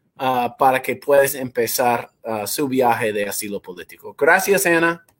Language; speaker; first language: Spanish; non-native, fluent; English